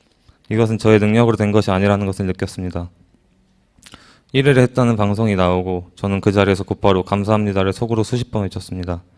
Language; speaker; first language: Korean; native; Korean